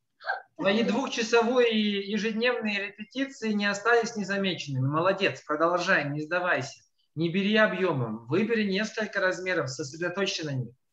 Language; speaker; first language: Russian; native; Russian